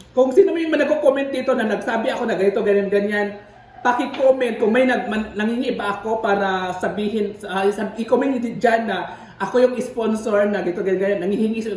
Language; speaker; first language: Filipino; native; Filipino